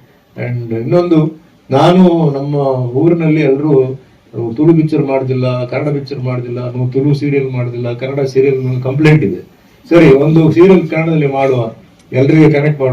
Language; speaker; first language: Kannada; non-native, fluent; Tulu